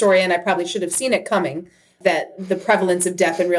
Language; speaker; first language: English; native; English